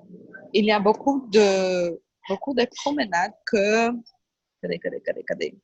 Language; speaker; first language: French; non-native, learner; Portuguese